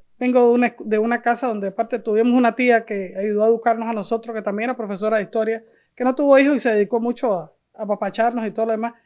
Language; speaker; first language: Spanish; native; Spanish